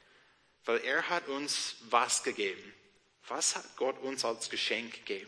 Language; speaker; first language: German; non-native, learner; English